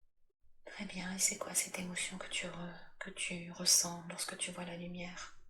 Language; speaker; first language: French; native; French